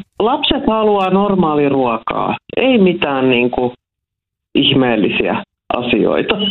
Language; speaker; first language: Finnish; non-native, local second language; Swedish